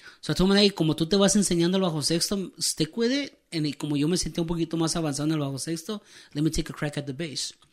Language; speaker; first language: Spanish; early bilingual, heritage; Spanish